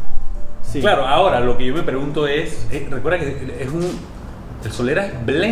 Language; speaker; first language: Spanish; native; Spanish